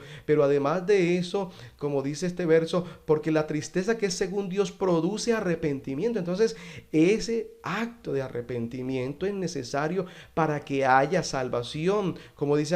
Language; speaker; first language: Spanish; native; Spanish